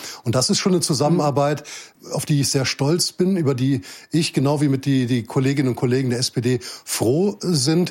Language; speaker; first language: German; native; German